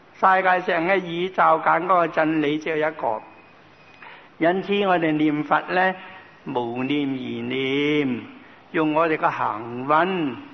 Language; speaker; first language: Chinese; native; Chinese